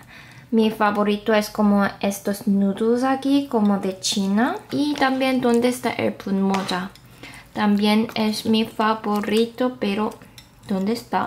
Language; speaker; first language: Spanish; non-native, fluent; Korean